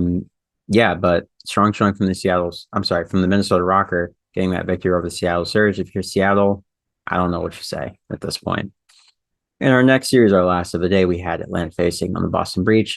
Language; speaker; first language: English; native; English